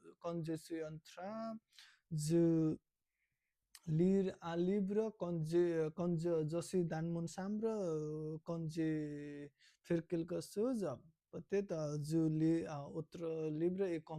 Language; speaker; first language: French; non-native, learner; Nepali